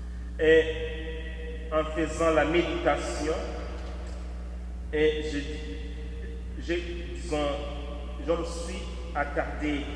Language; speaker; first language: French; native; French